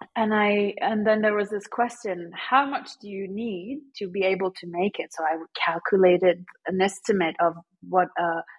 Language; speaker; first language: English; early bilingual, other home language; Persian